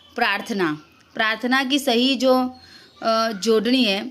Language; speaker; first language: Hindi; non-native, local second language; Gujarati